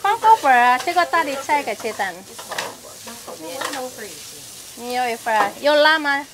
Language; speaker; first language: Chinese; non-native, fluent; Indonesian